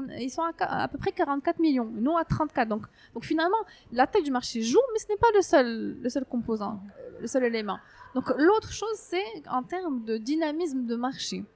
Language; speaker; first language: French; non-native, local second language; Arabic